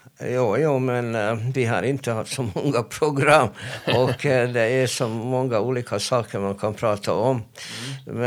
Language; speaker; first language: Swedish; non-native, fluent; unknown